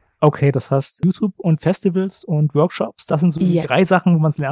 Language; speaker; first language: German; native; German